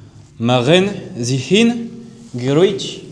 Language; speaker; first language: German; non-native, learner; French